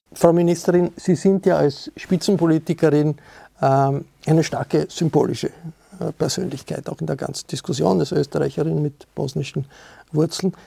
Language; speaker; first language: German; native; German